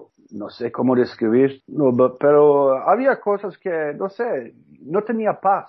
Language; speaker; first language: Spanish; non-native, learner; Norwegian